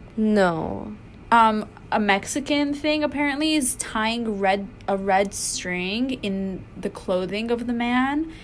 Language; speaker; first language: English; native; English